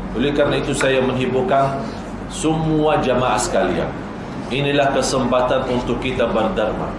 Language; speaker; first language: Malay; non-native, fluent; Arabic